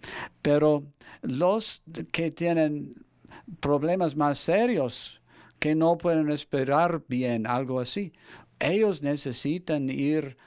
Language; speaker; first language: Spanish; non-native, fluent; English